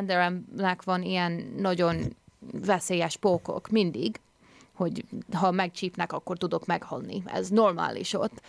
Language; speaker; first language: Hungarian; early bilingual, heritage; English